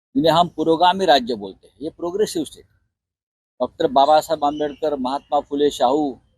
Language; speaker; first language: Hindi; non-native, local second language; Marathi